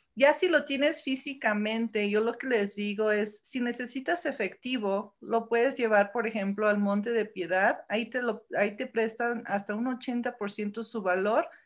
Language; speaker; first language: Spanish; early bilingual, heritage; Spanish